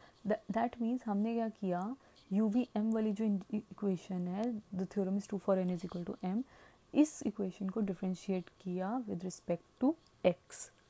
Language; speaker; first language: Hindi; native; Hindi